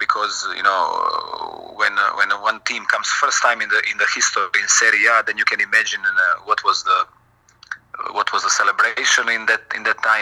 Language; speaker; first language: English; non-native, fluent; Croatian